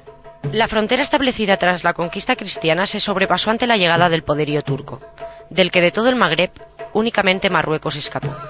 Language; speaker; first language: Spanish; native; Spanish